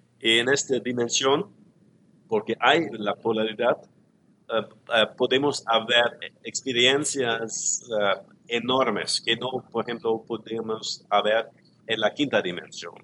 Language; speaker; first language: Spanish; non-native, learner; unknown